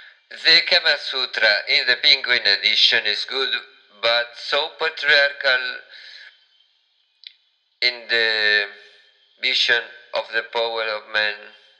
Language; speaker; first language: English; non-native, fluent; Spanish